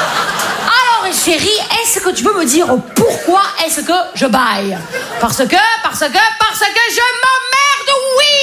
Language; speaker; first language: French; native; French